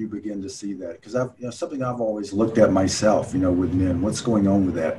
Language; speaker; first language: English; native; English